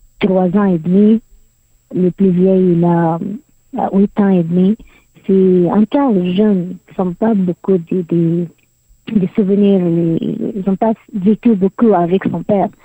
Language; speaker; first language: French; non-native, learner; Arabic